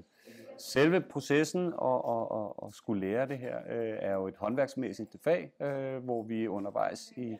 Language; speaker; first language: Danish; native; Danish